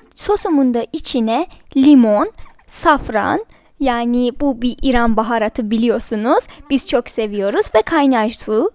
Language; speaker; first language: Turkish; non-native, fluent; Persian